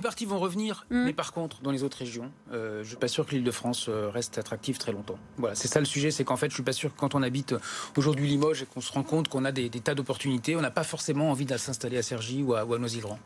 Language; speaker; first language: French; native; French